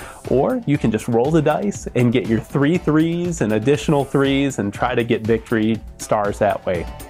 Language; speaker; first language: English; native; English